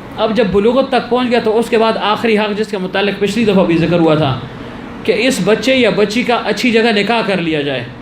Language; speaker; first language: Urdu; non-native, local second language; Pashto